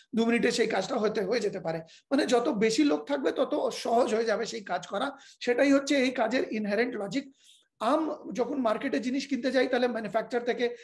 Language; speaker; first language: Bangla; non-native, fluent; Hindi